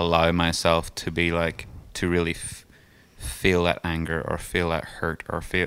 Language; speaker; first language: English; native; English